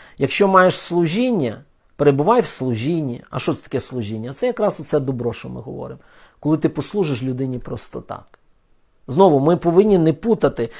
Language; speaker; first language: Ukrainian; non-native, local second language; Russian